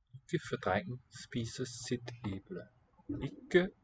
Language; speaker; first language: Danish; non-native, learner; English